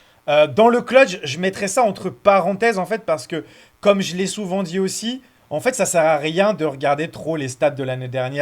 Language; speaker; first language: French; native; French